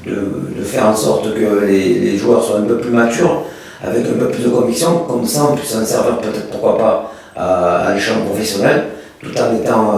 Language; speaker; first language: French; native; French